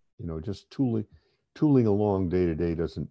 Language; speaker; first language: English; native; English